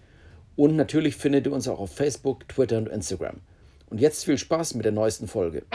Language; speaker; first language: German; native; German